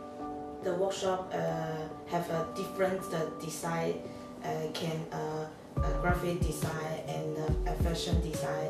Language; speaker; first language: English; non-native, learner; Chinese